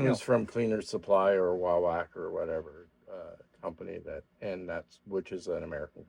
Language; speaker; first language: English; native; English